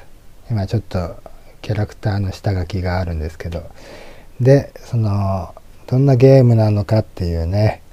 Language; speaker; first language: Japanese; native; Japanese